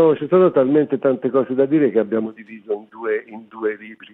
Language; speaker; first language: Italian; native; Italian